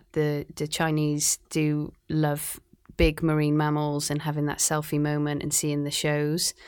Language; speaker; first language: English; native; English